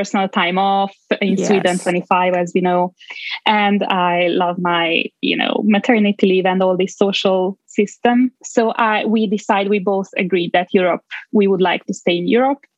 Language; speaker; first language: English; non-native, fluent; Hungarian